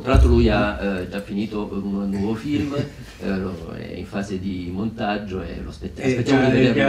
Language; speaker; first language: Italian; native; Italian